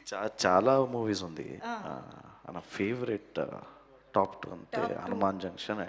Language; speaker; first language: Telugu; non-native, learner; Kannada